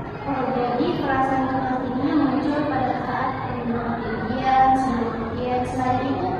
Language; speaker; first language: Indonesian; native; Indonesian